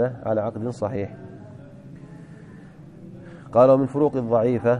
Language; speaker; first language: Arabic; native; Arabic